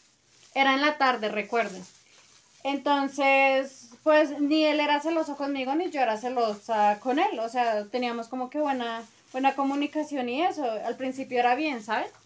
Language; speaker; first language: Spanish; native; Spanish